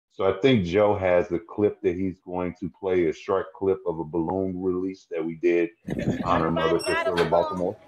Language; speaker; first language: English; native; English